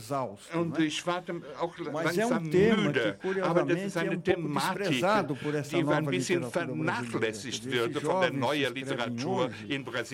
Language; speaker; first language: German; non-native, fluent; Portuguese